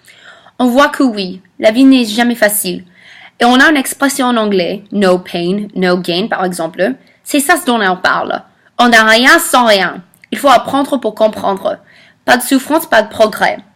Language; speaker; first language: French; non-native, fluent; English